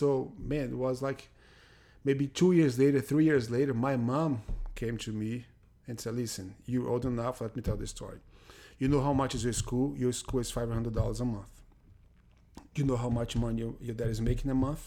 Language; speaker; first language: English; non-native, fluent; Portuguese